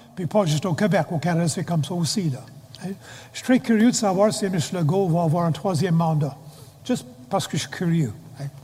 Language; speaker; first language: French; non-native, fluent; English